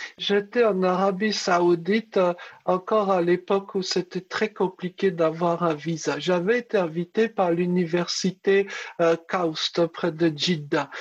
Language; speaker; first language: French; early bilingual, other home language; Czech